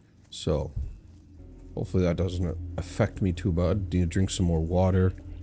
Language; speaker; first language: English; native; English